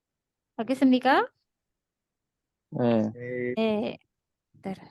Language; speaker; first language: Korean; non-native, learner; Indonesian